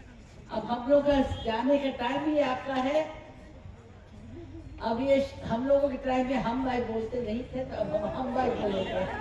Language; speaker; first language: Hindi; non-native, local second language; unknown